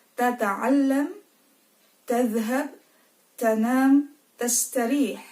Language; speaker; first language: Arabic; non-native, fluent; Indonesian